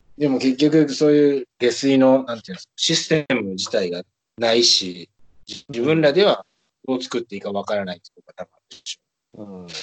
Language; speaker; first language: Japanese; native; Japanese